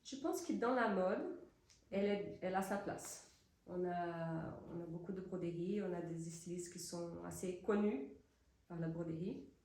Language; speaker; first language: French; non-native, fluent; Portuguese